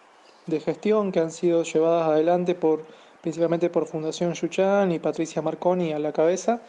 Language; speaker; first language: Spanish; native; Spanish